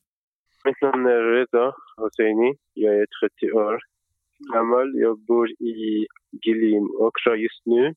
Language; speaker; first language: Swedish; non-native, fluent; Persian